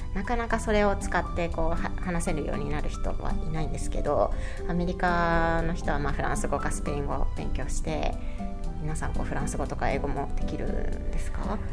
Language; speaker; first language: Japanese; native; Japanese